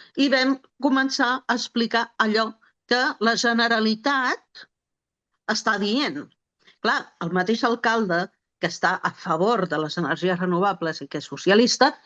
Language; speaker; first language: Catalan; native; Catalan